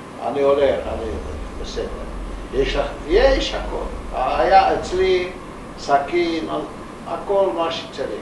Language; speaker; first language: Hebrew; non-native, learner; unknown